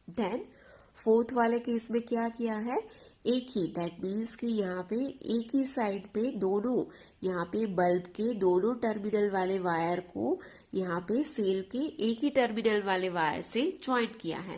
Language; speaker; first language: Hindi; non-native, local second language; Gujarati